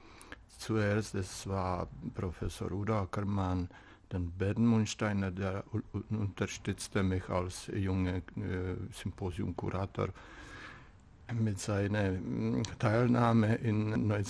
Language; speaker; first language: German; non-native, fluent; Czech